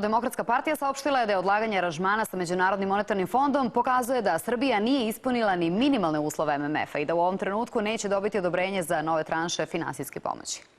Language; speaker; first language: Serbian; native; Serbian